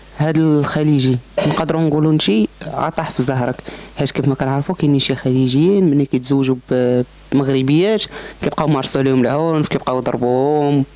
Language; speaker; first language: Arabic; native; Arabic